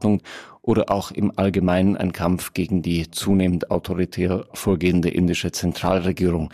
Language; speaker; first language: German; native; German